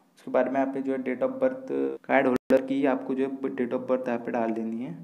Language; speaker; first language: Hindi; non-native, local second language; Marathi